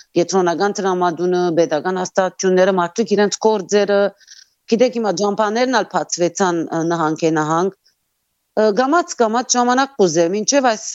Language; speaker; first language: Armenian; early bilingual, heritage; Armenian